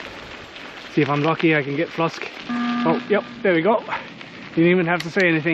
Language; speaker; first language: English; non-native, fluent; Danish